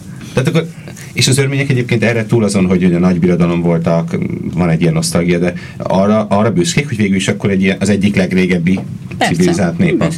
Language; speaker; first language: Hungarian; native; Hungarian